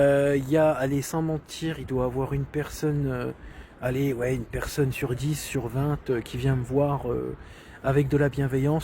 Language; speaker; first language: French; native; French